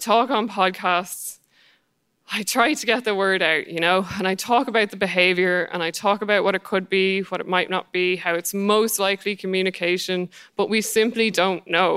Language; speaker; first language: English; native; English